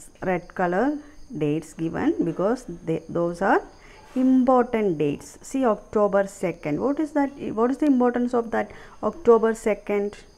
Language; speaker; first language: English; non-native, local second language; Malayalam